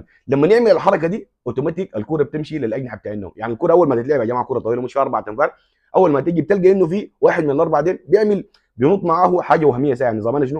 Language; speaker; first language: Arabic; native; Arabic